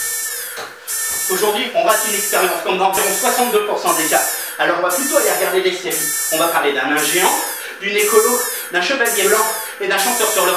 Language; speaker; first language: French; native; French